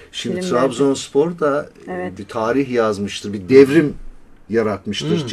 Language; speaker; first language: Turkish; native; Turkish